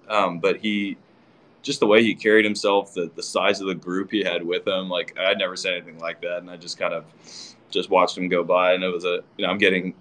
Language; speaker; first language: English; native; English